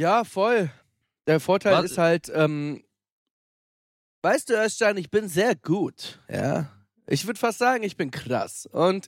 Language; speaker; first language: German; native; German